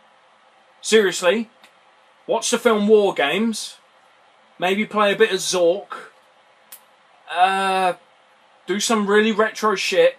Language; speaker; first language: English; native; English